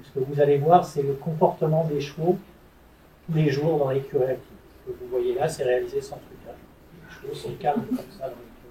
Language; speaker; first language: French; native; French